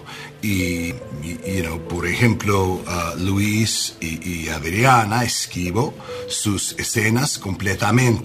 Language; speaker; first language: Spanish; non-native, learner; English